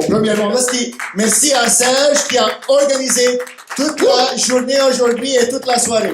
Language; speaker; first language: French; non-native, fluent; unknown